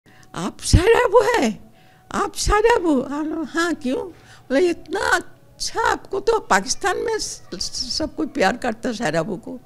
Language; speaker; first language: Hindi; non-native, local second language; Bangla